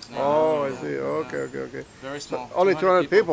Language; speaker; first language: English; native; English